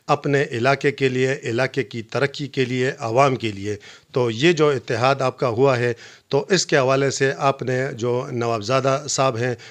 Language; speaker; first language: Urdu; non-native, local second language; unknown